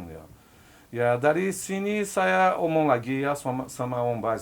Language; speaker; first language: Indonesian; non-native, fluent; Portuguese